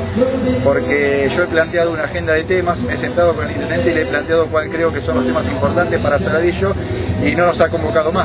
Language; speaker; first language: Spanish; native; Spanish